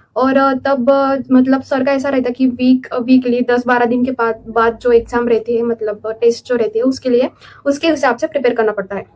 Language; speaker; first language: Hindi; non-native, local second language; Marathi